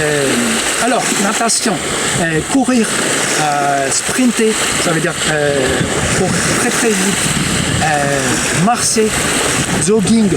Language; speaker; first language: French; non-native, fluent; Greek